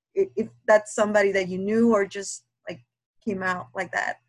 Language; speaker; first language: English; non-native, fluent; Spanish